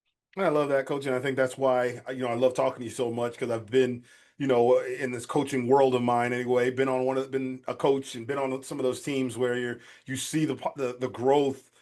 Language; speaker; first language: English; native; English